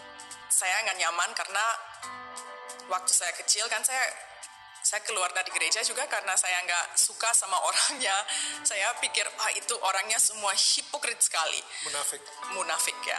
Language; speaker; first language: Indonesian; non-native, fluent; German